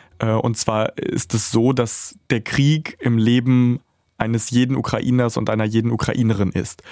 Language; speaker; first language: German; early bilingual, other home language; Russian